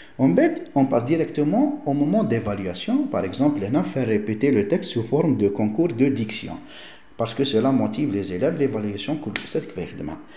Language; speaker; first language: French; non-native, local second language; Arabic